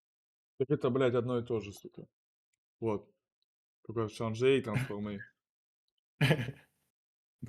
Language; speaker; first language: Russian; native; Russian